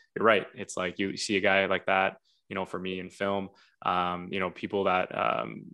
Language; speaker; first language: English; native; English